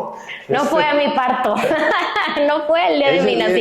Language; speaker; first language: Spanish; native; Spanish